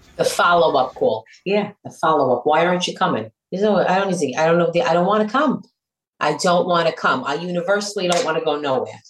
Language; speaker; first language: English; native; English